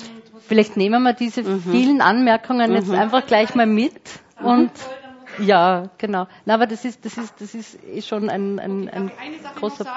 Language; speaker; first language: German; native; German